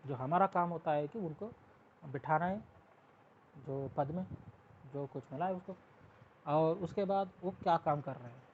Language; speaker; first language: Hindi; non-native, local second language; Telugu